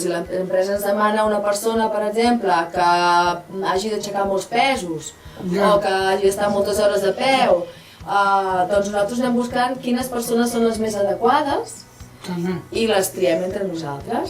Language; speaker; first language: Catalan; native; Catalan